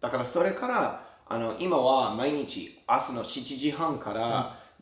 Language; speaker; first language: Japanese; non-native, learner; English